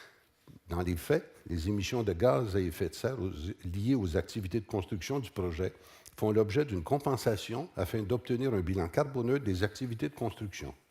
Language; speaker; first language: French; native; French